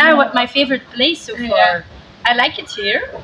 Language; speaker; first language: English; non-native, fluent; Dutch